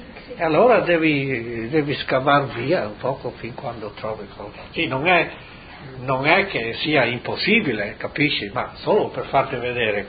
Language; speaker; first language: Italian; native; Italian